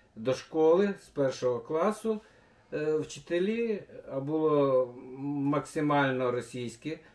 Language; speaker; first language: Ukrainian; non-native, local second language; Bulgarian